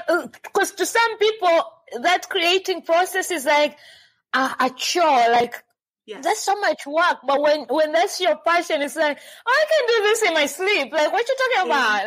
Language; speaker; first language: English; non-native, local second language; Swahili